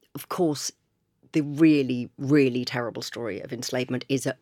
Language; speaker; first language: English; native; English